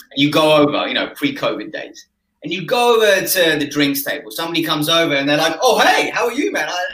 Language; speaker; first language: English; native; English